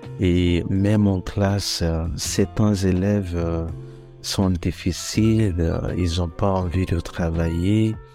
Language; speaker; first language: French; non-native, fluent; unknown